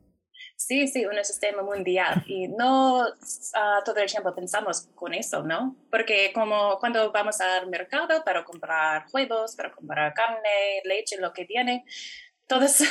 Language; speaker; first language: Spanish; non-native, fluent; English